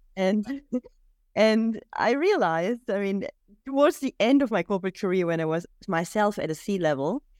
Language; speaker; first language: English; non-native, fluent; German